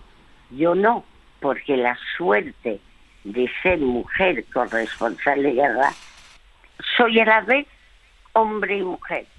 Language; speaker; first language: Spanish; early bilingual, other home language; French